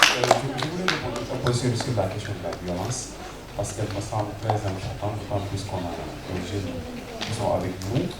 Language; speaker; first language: French; non-native, local second language; Wolof